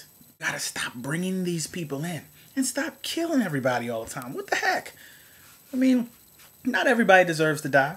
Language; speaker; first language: English; native; English